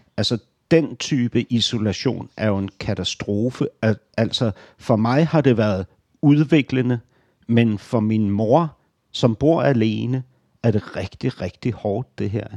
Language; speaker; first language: Danish; native; Danish